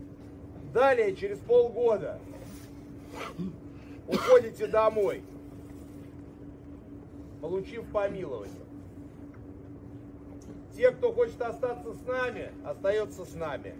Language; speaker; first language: Russian; native; Russian